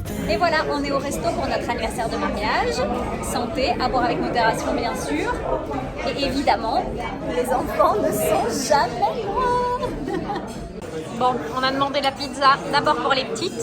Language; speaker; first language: French; native; French